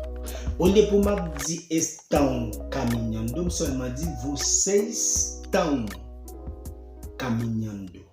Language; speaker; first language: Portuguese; non-native, fluent; Haitian Creole